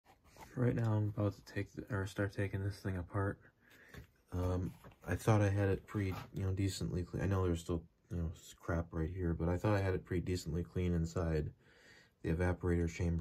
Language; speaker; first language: English; native; English